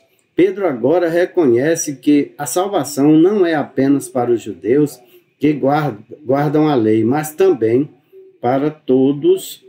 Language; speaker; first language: Portuguese; native; Portuguese